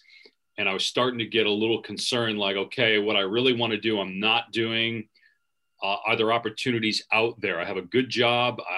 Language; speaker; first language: English; native; English